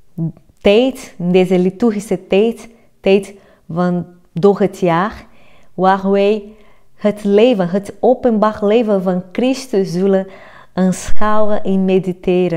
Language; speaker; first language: Dutch; non-native, fluent; Portuguese